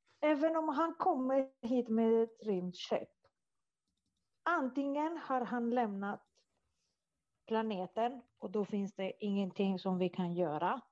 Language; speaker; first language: Swedish; non-native, fluent; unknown